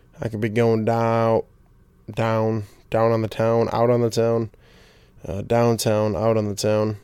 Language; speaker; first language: English; native; English